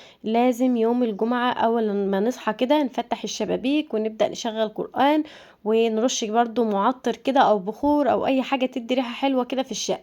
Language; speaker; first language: Arabic; native; Arabic